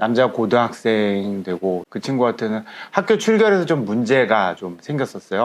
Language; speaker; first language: Korean; native; Korean